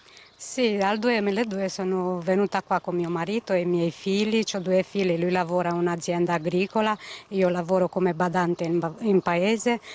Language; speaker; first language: Italian; non-native, fluent; Romanian